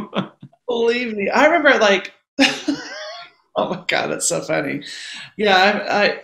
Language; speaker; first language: English; native; English